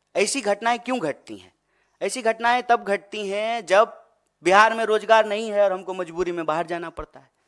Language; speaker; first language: Hindi; native; Hindi